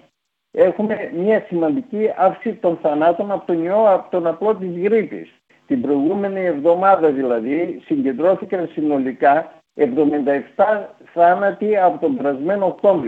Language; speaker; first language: Greek; native; Greek